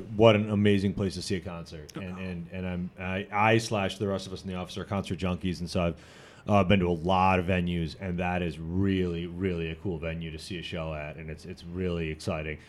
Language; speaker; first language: English; native; English